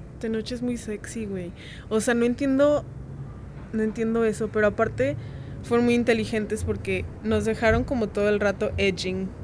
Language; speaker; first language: Spanish; native; Spanish